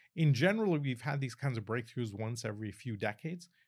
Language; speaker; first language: English; early bilingual, other home language; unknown